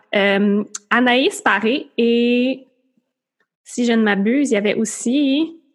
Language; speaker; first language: French; native; French